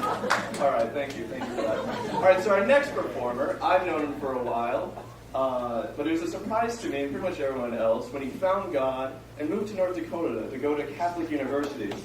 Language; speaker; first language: English; native; English